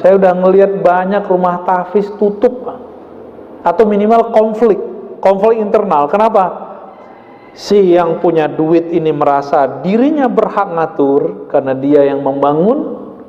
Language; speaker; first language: Indonesian; native; Indonesian